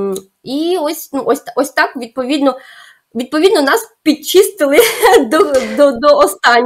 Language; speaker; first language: Ukrainian; native; Ukrainian